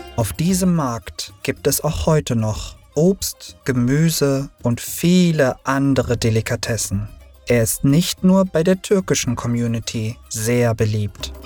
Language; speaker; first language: German; early bilingual, other home language; Turkish